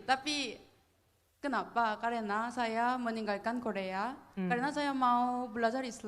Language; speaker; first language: Indonesian; non-native, fluent; Korean